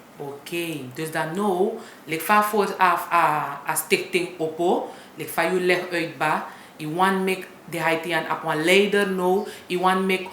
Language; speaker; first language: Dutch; non-native, learner; Haitian Creole